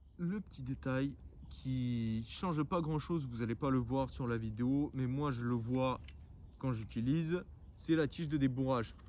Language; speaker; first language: French; non-native, fluent; Ukrainian